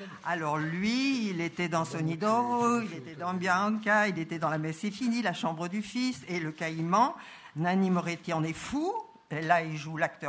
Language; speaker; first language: French; native; French